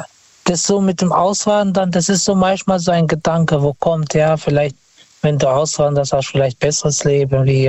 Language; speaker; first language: German; non-native, fluent; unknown